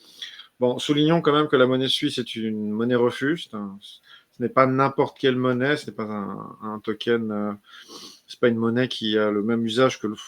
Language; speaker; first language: French; native; French